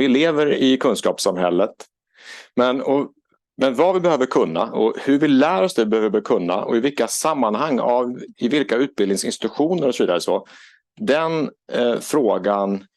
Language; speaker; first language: Swedish; native; Swedish